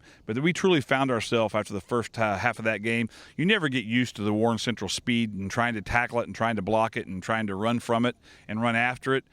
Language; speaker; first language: English; native; English